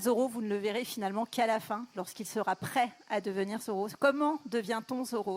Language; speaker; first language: French; native; French